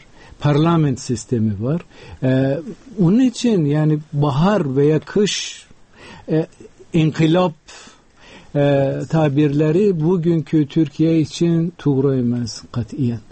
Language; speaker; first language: Turkish; non-native, fluent; Uzbek